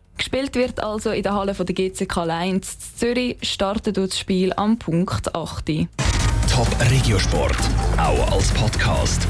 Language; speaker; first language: German; native; German